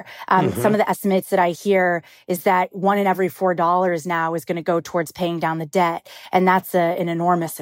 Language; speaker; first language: English; native; English